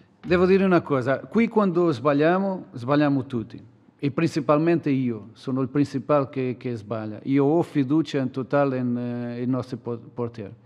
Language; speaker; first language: Italian; non-native, learner; Portuguese